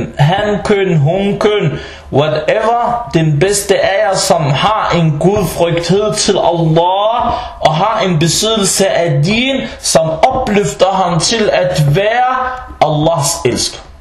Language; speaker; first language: Danish; early bilingual, other home language; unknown